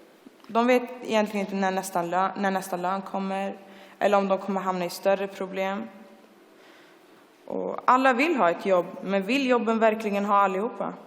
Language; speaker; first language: Swedish; early bilingual, other home language; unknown